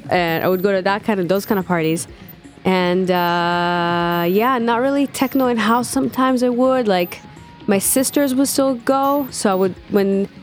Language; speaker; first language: English; non-native, fluent; Hebrew